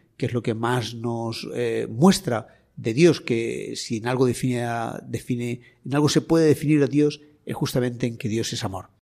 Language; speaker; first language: Spanish; native; Spanish